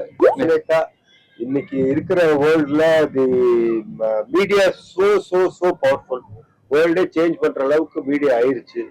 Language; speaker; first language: Tamil; non-native, local second language; Punjabi